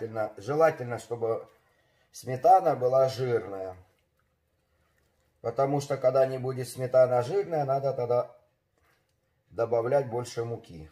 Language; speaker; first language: Russian; native; Russian